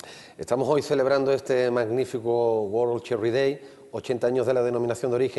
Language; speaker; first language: Spanish; native; Spanish